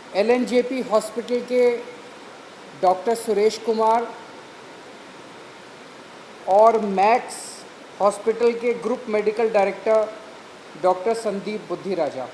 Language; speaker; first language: Hindi; native; Hindi